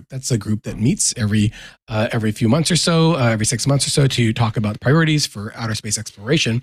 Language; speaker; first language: English; native; English